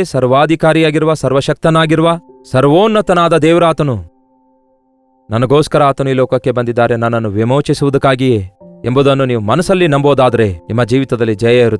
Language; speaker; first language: Kannada; native; Kannada